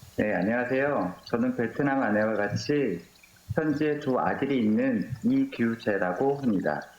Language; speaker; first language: Korean; native; Korean